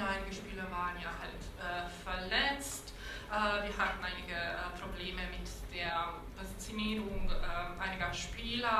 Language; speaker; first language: German; non-native, local second language; Bosnian